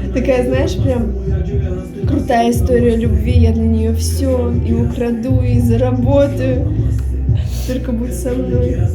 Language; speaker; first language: Russian; native; Russian